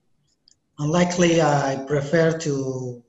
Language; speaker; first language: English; non-native, fluent; French